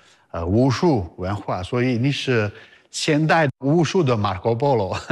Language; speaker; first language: Chinese; non-native, learner; Italian